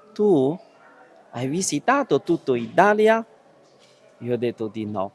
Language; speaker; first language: Italian; non-native, learner; Chinese